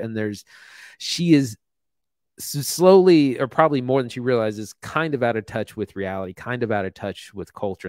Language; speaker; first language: English; native; English